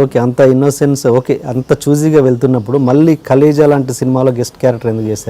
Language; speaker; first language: Telugu; native; Telugu